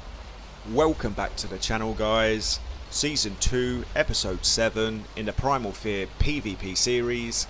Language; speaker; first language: English; native; English